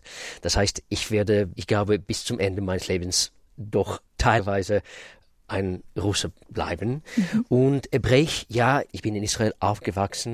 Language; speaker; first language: German; non-native, fluent; Russian